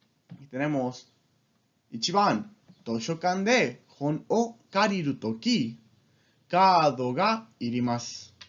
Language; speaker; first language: Japanese; non-native, fluent; Spanish